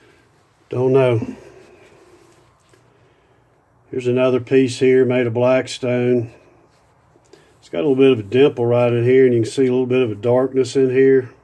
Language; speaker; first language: English; native; English